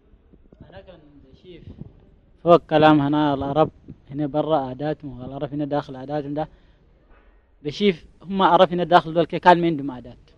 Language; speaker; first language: Arabic; native; Arabic